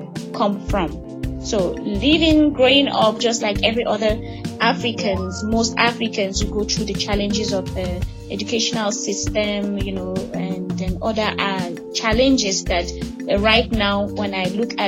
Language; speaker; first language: English; non-native, local second language; Hausa